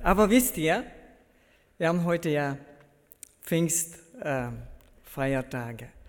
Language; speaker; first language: German; early bilingual, heritage; German